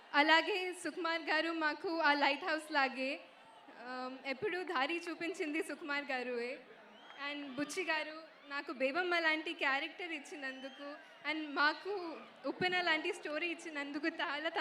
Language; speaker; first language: Telugu; non-native, local second language; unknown